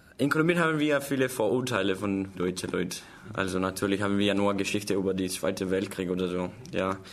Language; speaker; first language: German; non-native, learner; Spanish